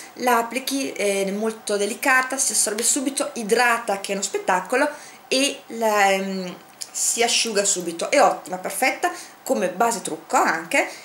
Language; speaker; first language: Italian; native; Italian